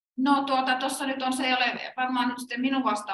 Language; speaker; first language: Finnish; native; Finnish